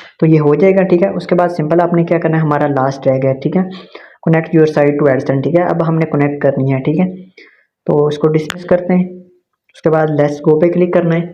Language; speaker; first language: Urdu; non-native, local second language; Punjabi